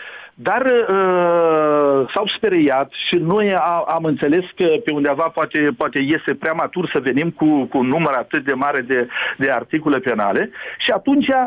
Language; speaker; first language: Romanian; native; Romanian